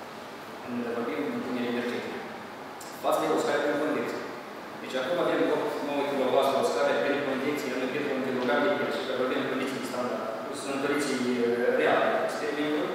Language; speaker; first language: Romanian; native; Romanian